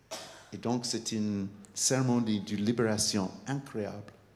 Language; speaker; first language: French; non-native, fluent; English